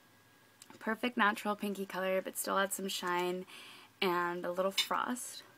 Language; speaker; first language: English; native; English